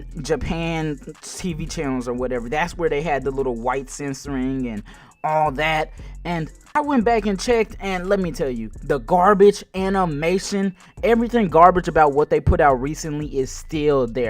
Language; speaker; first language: English; native; English